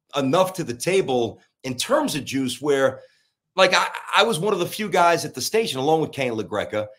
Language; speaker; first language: English; native; English